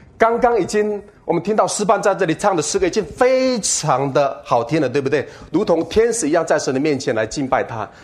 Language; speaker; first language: Chinese; non-native, local second language; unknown